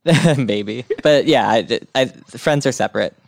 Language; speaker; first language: English; native; English